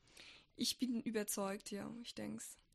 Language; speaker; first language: German; non-native, fluent; French